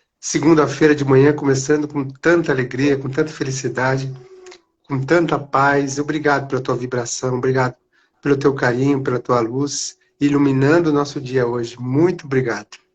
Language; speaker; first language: Portuguese; native; Portuguese